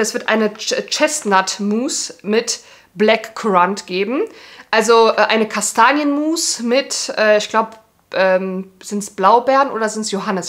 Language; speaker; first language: German; native; German